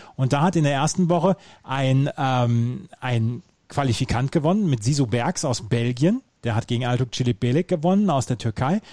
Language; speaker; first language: German; native; German